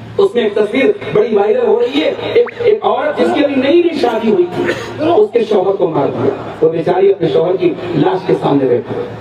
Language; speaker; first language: Urdu; native; Urdu